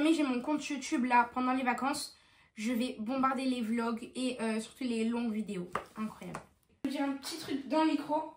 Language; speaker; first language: French; native; French